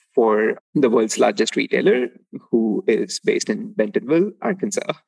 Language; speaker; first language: English; non-native, local second language; Tamil